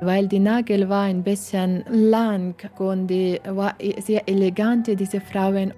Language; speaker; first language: German; non-native, learner; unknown